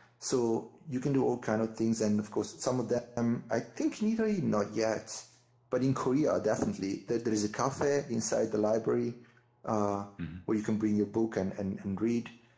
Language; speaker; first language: English; non-native, fluent; Italian